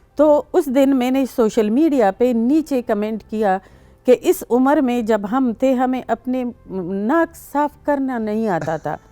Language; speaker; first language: Urdu; non-native, local second language; Pashto